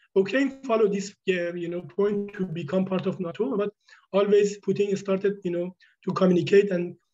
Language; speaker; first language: English; non-native, fluent; Persian